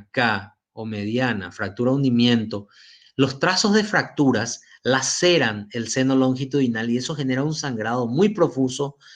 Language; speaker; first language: Spanish; native; Spanish